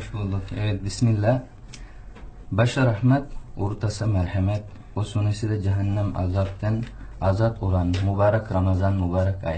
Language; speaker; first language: Turkish; non-native, fluent; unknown